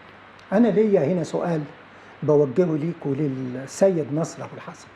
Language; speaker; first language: Arabic; native; Arabic